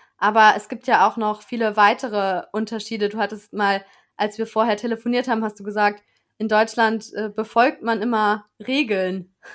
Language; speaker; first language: German; native; German